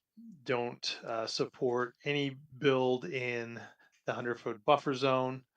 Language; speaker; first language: English; native; English